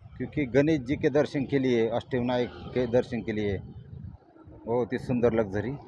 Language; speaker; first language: Hindi; non-native, local second language; Marathi